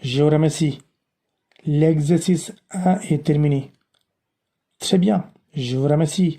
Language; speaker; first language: French; non-native, fluent; Tamil